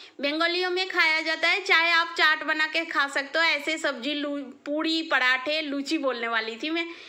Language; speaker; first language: Hindi; non-native, local second language; Bangla